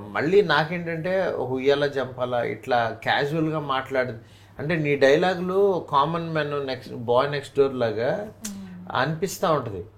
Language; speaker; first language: Telugu; native; Telugu